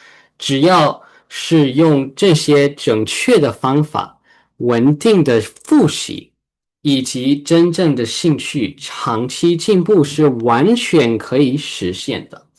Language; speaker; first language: Chinese; early bilingual, heritage; Chinese